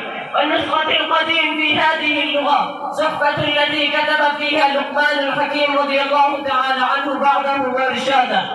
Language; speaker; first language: Arabic; non-native, learner; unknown